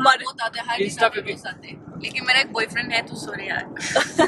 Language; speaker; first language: Hindi; non-native, fluent; Norwegian